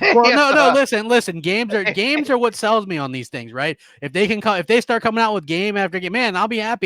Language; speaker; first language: English; native; English